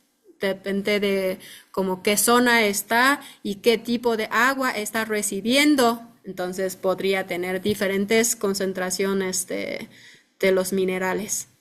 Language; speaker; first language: Spanish; non-native, fluent; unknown